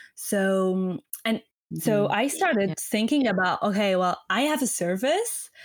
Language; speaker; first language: English; non-native, fluent; French